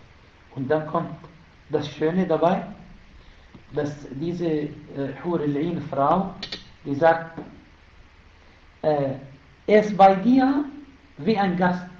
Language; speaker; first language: German; non-native, fluent; Arabic